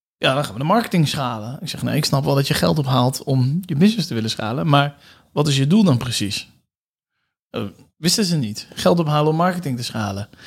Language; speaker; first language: Dutch; native; Dutch